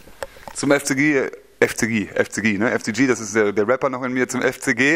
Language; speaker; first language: German; native; German